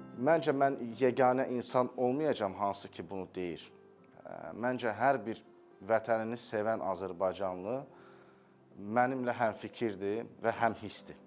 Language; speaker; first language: Azerbaijani; native; Azerbaijani